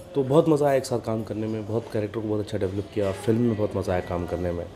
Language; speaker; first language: Hindi; native; Hindi